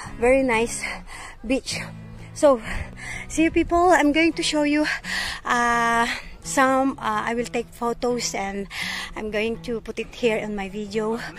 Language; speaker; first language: English; non-native, learner; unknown